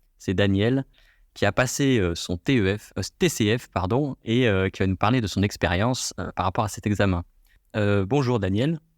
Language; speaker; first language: French; native; French